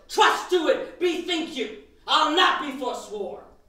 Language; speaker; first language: English; native; English